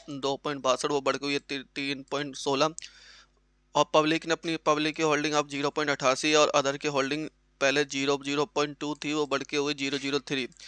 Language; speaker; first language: Hindi; native; Hindi